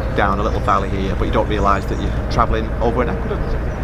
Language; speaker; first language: English; native; English